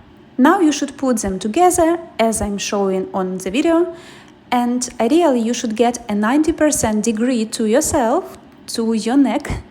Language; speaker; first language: English; non-native, fluent; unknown